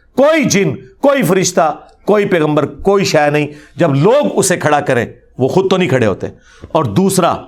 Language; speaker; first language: Urdu; non-native, local second language; Punjabi